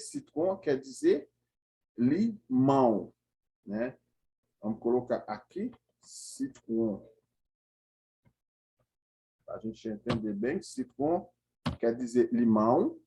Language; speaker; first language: Portuguese; non-native, fluent; Haitian Creole